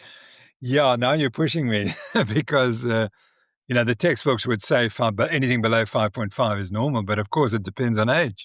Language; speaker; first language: English; native; English